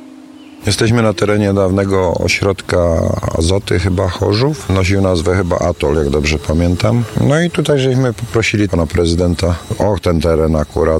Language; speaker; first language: Polish; native; Polish